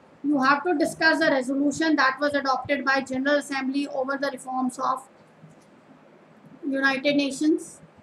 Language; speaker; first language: English; non-native, local second language; Punjabi